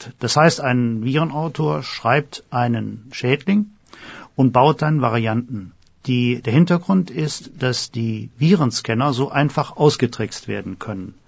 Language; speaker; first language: German; native; German